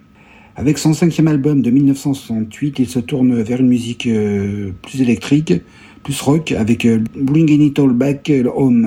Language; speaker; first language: French; native; French